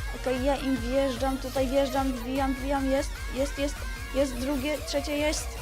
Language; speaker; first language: Polish; native; Polish